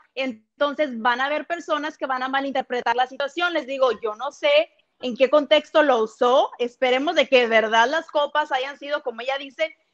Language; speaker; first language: Spanish; early bilingual, heritage; Spanish